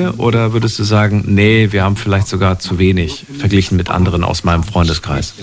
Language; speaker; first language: German; native; German